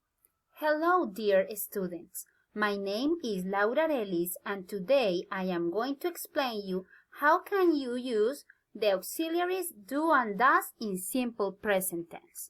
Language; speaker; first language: English; non-native, learner; Spanish